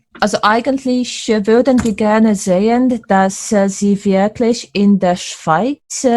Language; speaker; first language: German; non-native, fluent; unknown